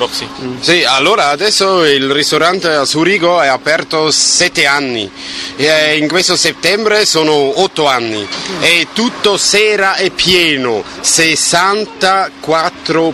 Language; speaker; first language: Italian; non-native, learner; German